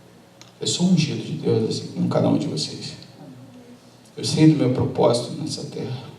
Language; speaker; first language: Portuguese; native; Portuguese